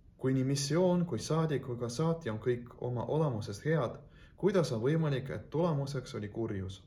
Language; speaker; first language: Estonian; non-native, local second language; Russian